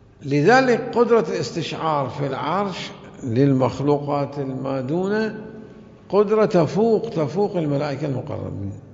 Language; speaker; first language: Arabic; native; Arabic